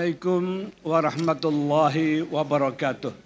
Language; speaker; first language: Indonesian; native; Indonesian